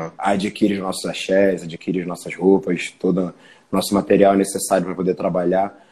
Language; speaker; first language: Portuguese; early bilingual, other home language; Spanish